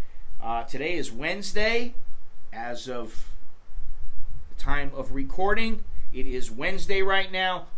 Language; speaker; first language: English; native; English